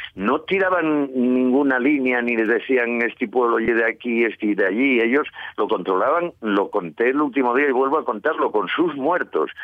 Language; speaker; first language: Spanish; native; Spanish